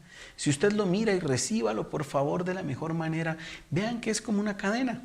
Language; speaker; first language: Spanish; native; Spanish